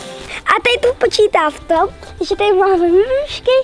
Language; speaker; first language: Czech; native; Czech